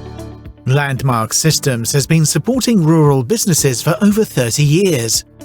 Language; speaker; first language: English; native; English